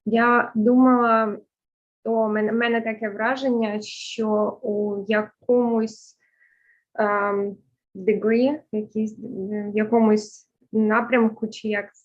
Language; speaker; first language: Ukrainian; early bilingual, heritage; Ukrainian